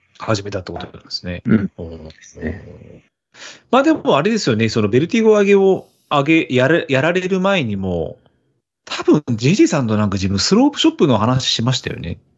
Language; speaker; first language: Japanese; native; Japanese